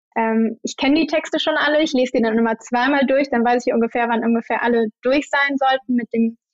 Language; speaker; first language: German; native; German